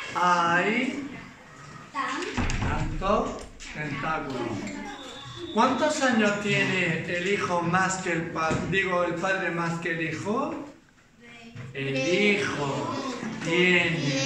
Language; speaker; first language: Spanish; native; Spanish